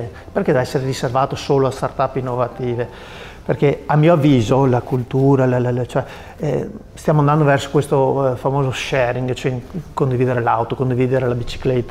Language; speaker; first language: Italian; native; Italian